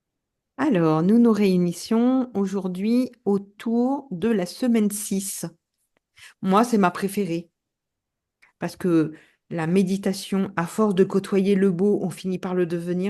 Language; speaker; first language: French; native; French